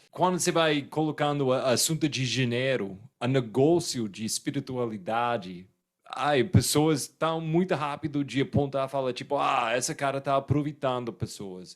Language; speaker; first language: Portuguese; non-native, fluent; English